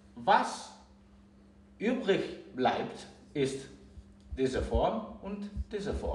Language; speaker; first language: German; non-native, fluent; Greek